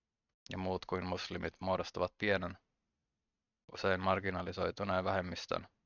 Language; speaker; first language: Finnish; native; Finnish